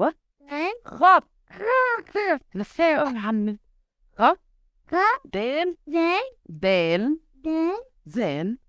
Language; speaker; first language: Arabic; native; Arabic